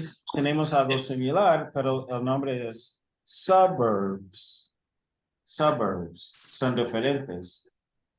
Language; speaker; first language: Spanish; early bilingual, heritage; English